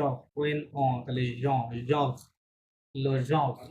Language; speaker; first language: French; non-native, fluent; Bangla